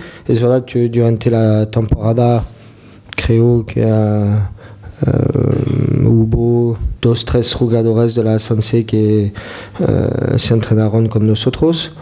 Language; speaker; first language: Spanish; non-native, fluent; French